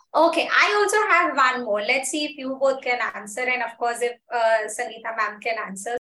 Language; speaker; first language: English; non-native, local second language; Hindi